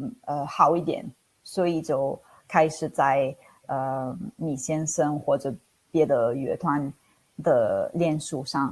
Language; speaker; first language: Chinese; non-native, fluent; Italian